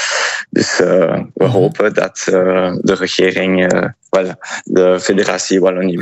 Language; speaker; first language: Dutch; non-native, fluent; French